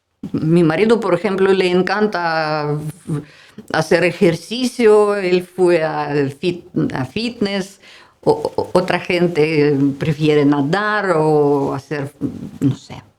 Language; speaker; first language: Spanish; non-native, learner; Russian